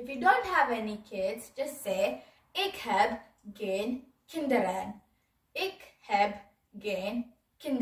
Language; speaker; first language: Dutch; early bilingual, other home language; Tamil